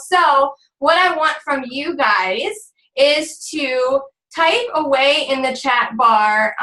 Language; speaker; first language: English; native; English